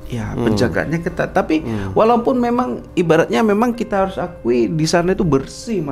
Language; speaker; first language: Indonesian; native; Indonesian